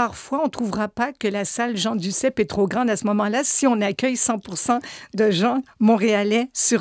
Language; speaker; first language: French; native; French